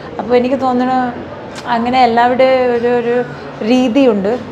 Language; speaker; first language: Malayalam; non-native, learner; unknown